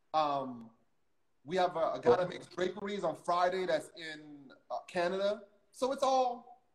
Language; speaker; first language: English; native; English